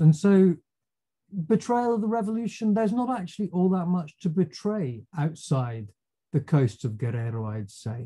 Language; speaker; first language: English; native; English